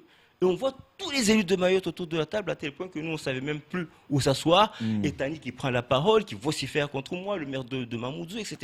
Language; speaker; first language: French; native; French